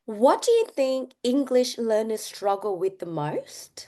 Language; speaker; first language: English; non-native, fluent; Thai